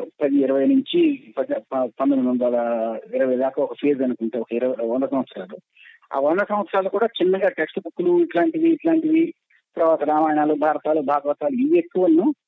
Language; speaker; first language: Telugu; native; Telugu